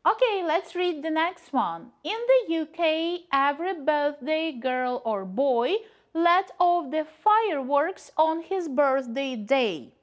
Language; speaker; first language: English; non-native, fluent; Ukrainian